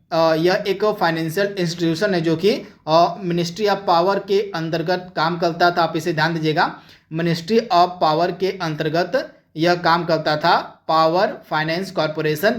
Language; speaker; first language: Hindi; native; Hindi